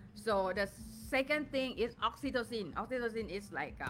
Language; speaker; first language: English; non-native, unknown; Thai